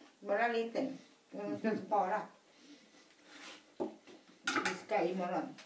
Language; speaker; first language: Swedish; non-native, learner; Thai